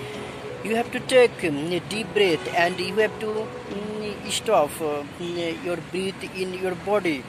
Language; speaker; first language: English; non-native, learner; Bangla